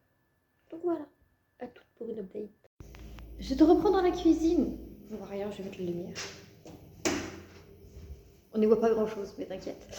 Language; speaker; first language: French; native; French